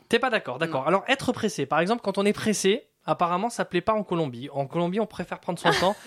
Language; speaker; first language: French; native; French